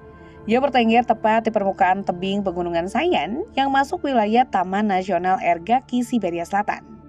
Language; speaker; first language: Indonesian; native; Indonesian